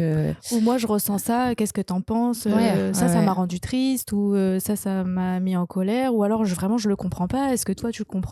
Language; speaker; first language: French; native; French